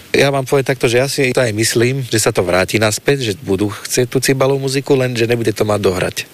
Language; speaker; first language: Slovak; native; Slovak